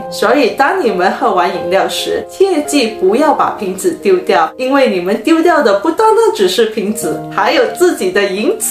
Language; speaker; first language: Chinese; native; Chinese